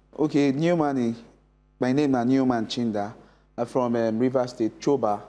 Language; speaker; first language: Nigerian Pidgin; native; Nigerian Pidgin